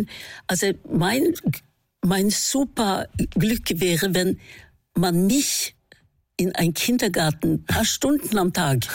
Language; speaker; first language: German; non-native, fluent; Norwegian